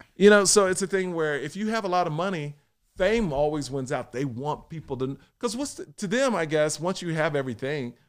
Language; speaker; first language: English; native; English